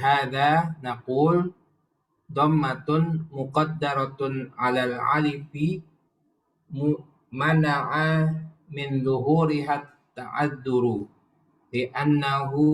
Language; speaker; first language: Arabic; non-native, learner; Indonesian